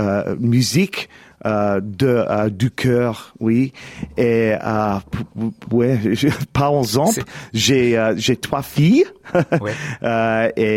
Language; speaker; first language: French; non-native, learner; English